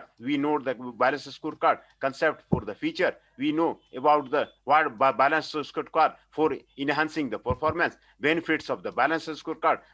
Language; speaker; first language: English; non-native, local second language; Hindi